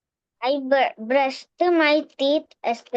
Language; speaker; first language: English; non-native, learner; Malayalam